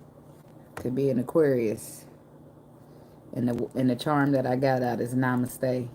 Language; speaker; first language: English; native; English